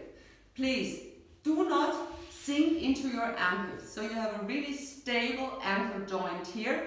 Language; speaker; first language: English; non-native, fluent; German